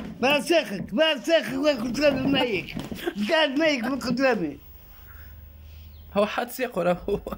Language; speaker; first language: Arabic; native; Arabic